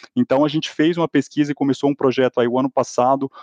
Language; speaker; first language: Portuguese; native; Portuguese